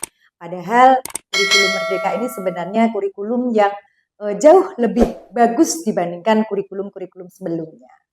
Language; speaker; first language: Indonesian; non-native, local second language; Javanese